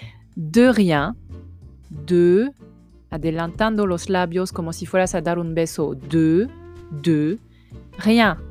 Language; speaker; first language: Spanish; non-native, fluent; French